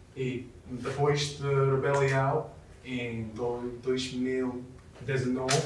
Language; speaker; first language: Portuguese; non-native, learner; English